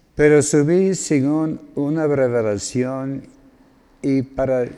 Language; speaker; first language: Spanish; non-native, fluent; English